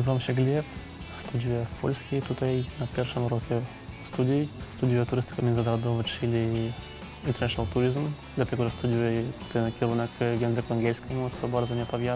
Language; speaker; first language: Polish; non-native, learner; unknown